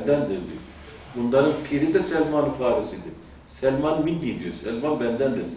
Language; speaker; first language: Turkish; native; Turkish